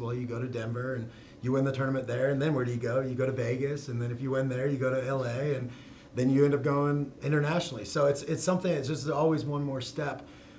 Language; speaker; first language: English; native; English